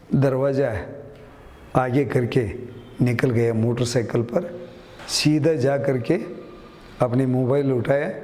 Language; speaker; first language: Hindi; non-native, local second language; Kannada